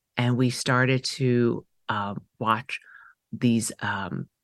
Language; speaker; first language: English; early bilingual, other home language; Chinese